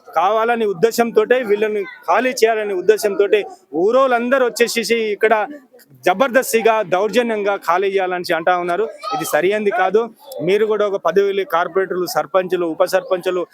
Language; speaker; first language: Telugu; non-native, local second language; Lambadi